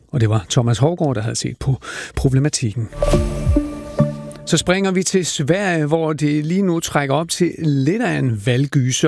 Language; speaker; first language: Danish; native; Danish